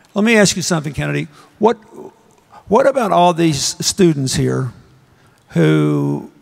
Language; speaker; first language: English; native; English